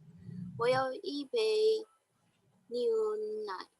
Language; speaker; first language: Chinese; non-native, learner; Indonesian